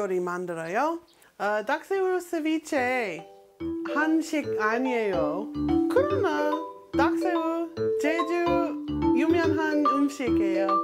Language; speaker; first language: Korean; non-native, learner; English